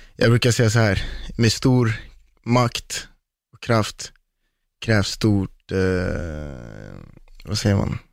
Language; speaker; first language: Swedish; early bilingual, other home language; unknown